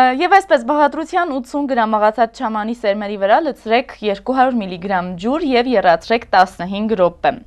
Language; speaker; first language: Armenian; native; Armenian